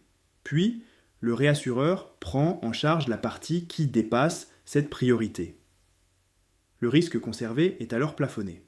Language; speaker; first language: French; native; French